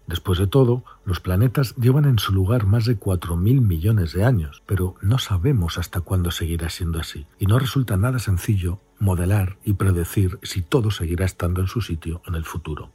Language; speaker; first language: Spanish; native; Spanish